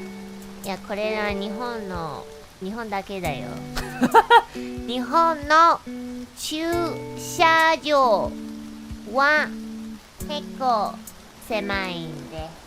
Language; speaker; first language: Japanese; non-native, learner; Chinese